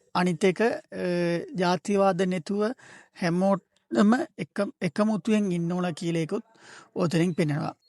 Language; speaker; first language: Sinhala; non-native, local second language; Tamil